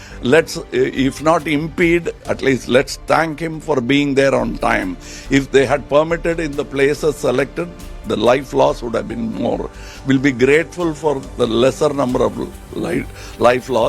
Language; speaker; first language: English; non-native, local second language; Tamil